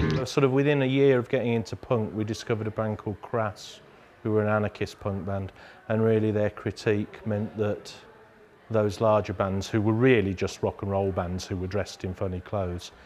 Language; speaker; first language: English; native; English